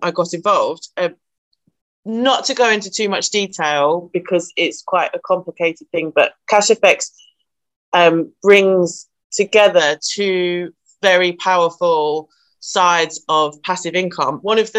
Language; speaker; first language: English; native; English